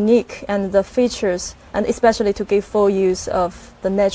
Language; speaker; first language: English; non-native, fluent; Chinese